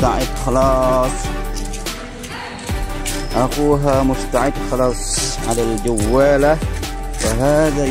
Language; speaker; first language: Arabic; non-native, fluent; Indonesian